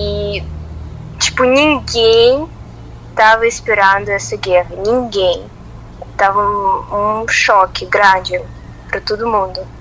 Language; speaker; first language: Portuguese; non-native, fluent; Russian